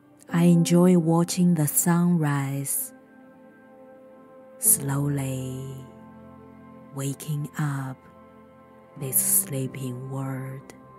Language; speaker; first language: English; non-native, fluent; Chinese